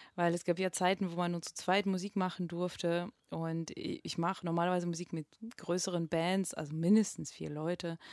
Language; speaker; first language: German; non-native, fluent; Russian